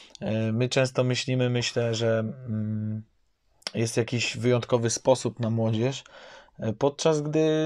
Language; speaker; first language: Polish; native; Polish